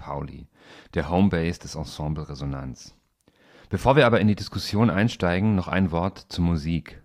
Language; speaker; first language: German; native; German